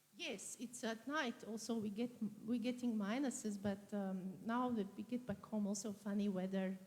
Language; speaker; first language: English; non-native, fluent; Latvian